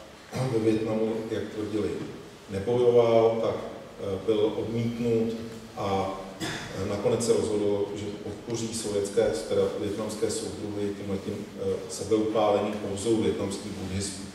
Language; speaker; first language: Czech; native; Czech